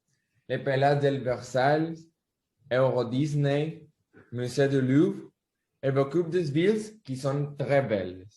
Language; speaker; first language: French; non-native, learner; Spanish